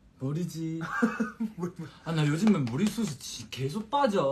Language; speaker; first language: Korean; non-native, fluent; Chinese